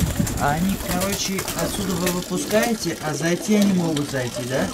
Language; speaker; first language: Russian; native; Russian